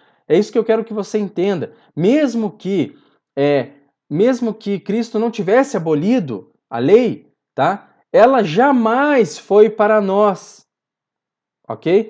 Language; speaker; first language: Portuguese; native; Portuguese